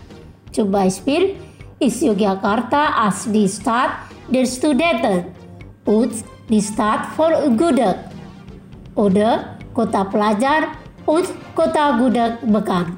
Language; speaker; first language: German; non-native, learner; Indonesian